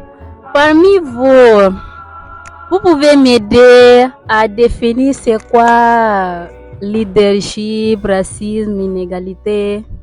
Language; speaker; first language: French; non-native, learner; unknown